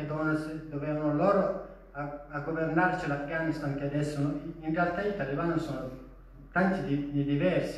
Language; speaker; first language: Italian; non-native, fluent; Persian